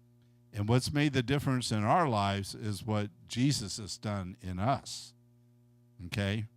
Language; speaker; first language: English; native; English